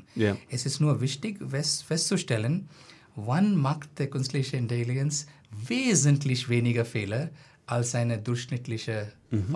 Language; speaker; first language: German; non-native, fluent; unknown